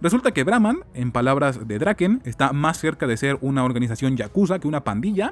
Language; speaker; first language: Spanish; native; Spanish